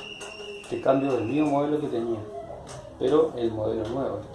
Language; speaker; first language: Spanish; native; Spanish